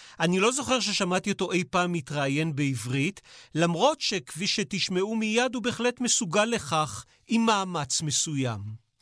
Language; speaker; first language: Hebrew; native; Hebrew